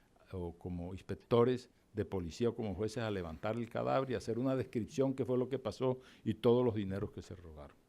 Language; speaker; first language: Spanish; native; Spanish